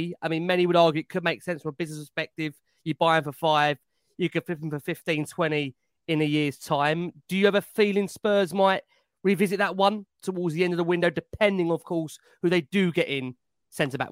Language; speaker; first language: English; native; English